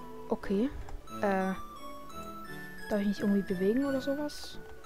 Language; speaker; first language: German; native; German